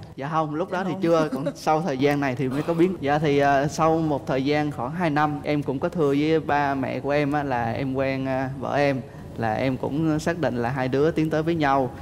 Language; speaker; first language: Vietnamese; native; Vietnamese